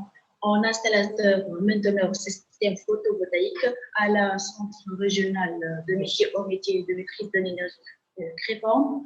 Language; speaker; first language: French; non-native, local second language; Arabic